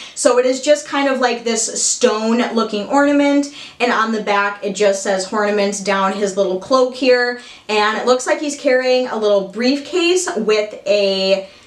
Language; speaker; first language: English; native; English